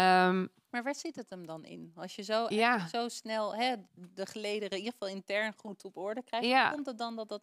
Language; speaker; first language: Dutch; native; Dutch